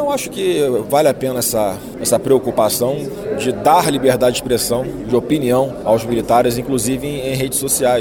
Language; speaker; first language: Portuguese; native; Portuguese